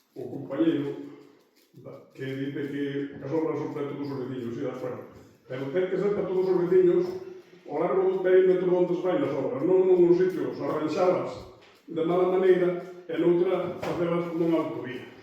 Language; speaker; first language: Galician; native; Galician